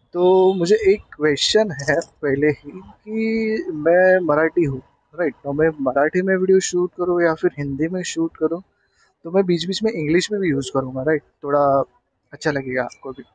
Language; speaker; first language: Hindi; non-native, local second language; Marathi